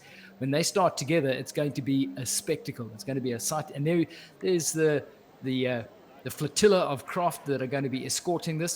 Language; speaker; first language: English; native; English